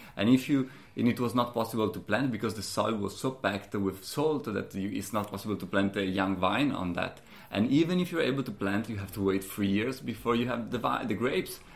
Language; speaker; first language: English; non-native, fluent; Italian